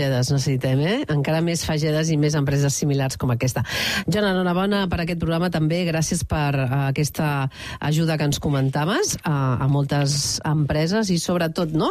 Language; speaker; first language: Catalan; native; Catalan